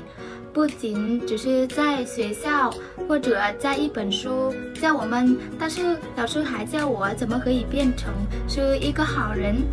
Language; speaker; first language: Chinese; non-native, fluent; Vietnamese